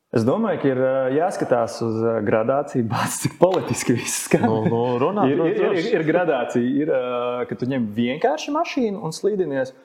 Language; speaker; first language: Latvian; native; Latvian